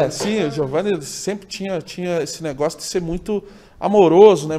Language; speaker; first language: Portuguese; native; Portuguese